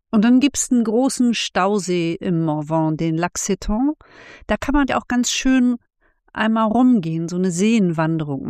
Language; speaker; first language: German; native; German